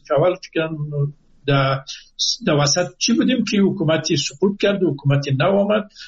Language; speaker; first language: Persian; native; Persian